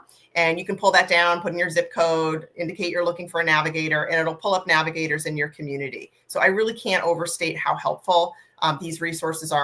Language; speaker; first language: English; native; English